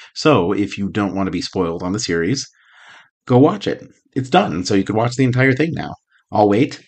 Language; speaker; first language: English; native; English